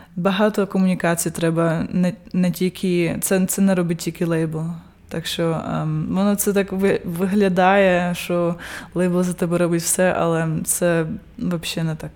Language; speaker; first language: Ukrainian; early bilingual, heritage; Ukrainian